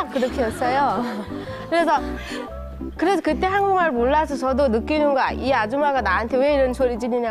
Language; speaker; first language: Korean; non-native, learner; Nepali